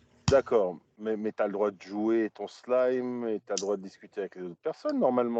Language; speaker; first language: French; native; French